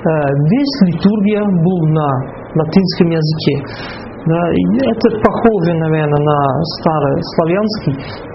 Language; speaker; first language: Russian; non-native, fluent; Dutch